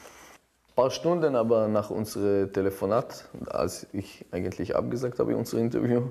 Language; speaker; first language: German; non-native, fluent; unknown